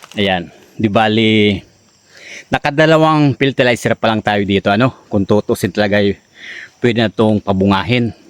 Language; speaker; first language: Filipino; non-native, local second language; Bikol